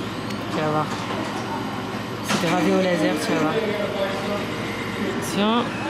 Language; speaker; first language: French; native; French